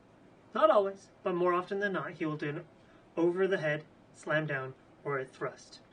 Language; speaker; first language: English; native; English